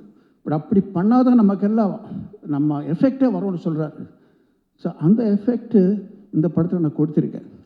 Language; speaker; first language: Tamil; non-native, local second language; Telugu